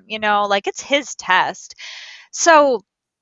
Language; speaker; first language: English; native; English